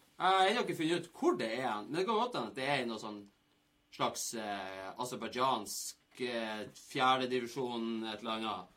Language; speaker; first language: Norwegian; native; Norwegian